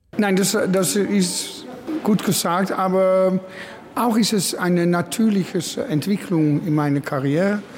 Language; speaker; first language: German; non-native, learner; Dutch